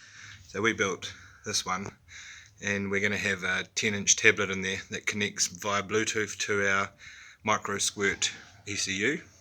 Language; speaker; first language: English; native; English